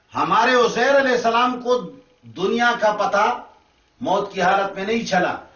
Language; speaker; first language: Urdu; non-native, local second language; Pashto